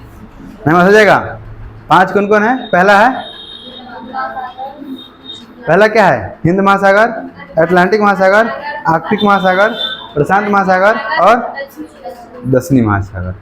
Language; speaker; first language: Hindi; native; Hindi